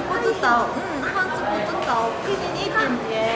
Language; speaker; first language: Chinese; non-native, learner; Korean